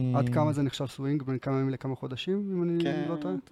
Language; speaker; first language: Hebrew; early bilingual, other home language; Georgian